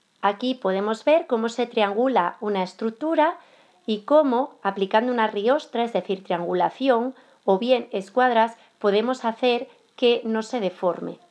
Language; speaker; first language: Spanish; native; Spanish